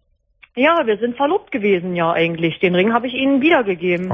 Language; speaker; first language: German; native; German